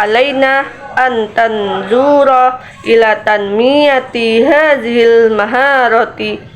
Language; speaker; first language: Arabic; non-native, learner; Indonesian